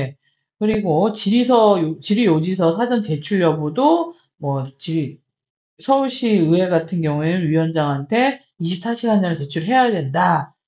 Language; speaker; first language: Korean; native; Korean